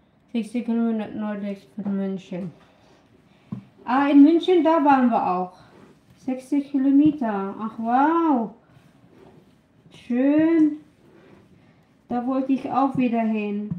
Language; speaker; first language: German; non-native, learner; Filipino